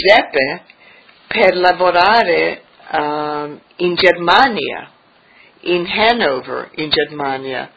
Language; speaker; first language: Italian; early bilingual, heritage; English